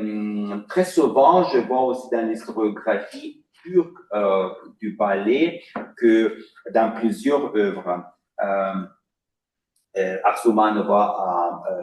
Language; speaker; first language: French; non-native, fluent; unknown